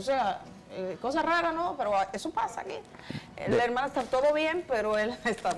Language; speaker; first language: Spanish; native; Spanish